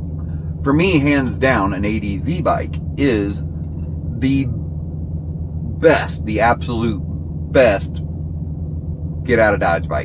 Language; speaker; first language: English; native; English